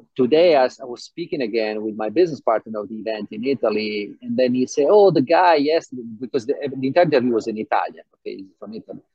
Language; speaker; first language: English; non-native, fluent; Italian